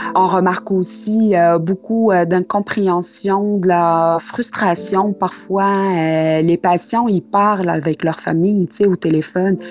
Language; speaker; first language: French; non-native, local second language; Arabic